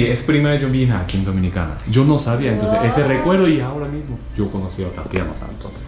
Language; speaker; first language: Spanish; non-native, learner; Japanese